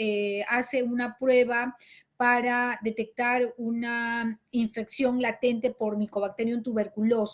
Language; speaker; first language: Spanish; native; Spanish